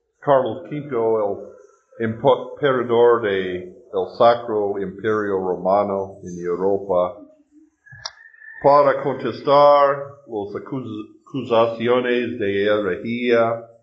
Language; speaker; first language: Spanish; non-native, learner; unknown